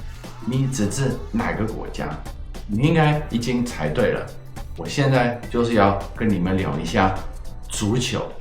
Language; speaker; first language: Chinese; non-native, fluent; Dutch